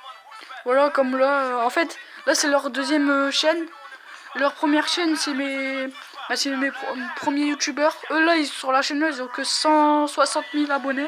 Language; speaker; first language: French; native; French